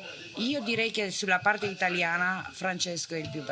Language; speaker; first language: Italian; non-native, fluent; Romanian